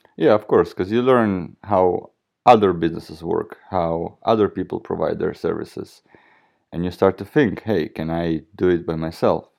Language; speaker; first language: English; non-native, fluent; Russian